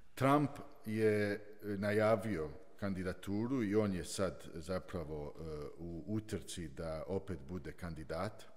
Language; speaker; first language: Croatian; early bilingual, heritage; Croatian